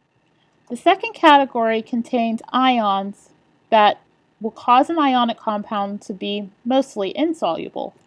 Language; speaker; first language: English; native; English